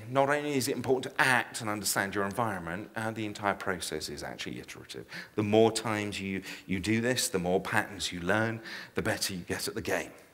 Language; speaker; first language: English; native; English